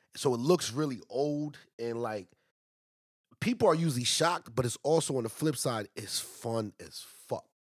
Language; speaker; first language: English; native; English